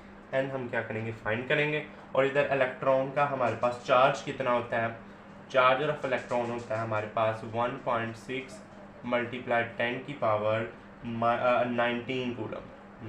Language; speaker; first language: Hindi; non-native, local second language; Punjabi